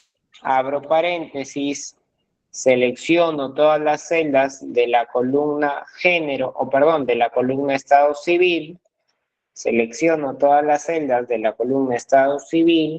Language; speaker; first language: Spanish; native; Spanish